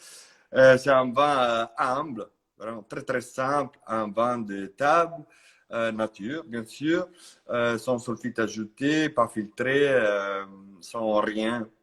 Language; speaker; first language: French; non-native, fluent; Italian